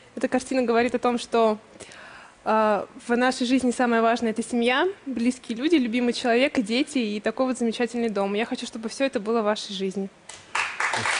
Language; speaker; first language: Russian; native; Russian